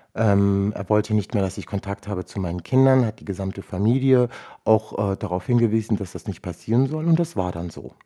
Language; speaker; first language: German; non-native, local second language; Romany